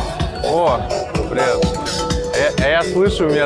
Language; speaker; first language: Russian; native; Russian